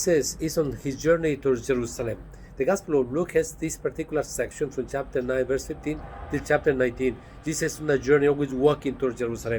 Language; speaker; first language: English; non-native, fluent; Spanish